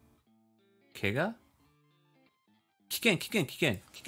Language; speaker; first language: Japanese; non-native, learner; English